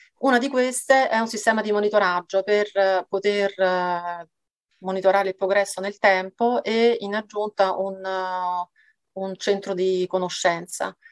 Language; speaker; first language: Italian; native; Italian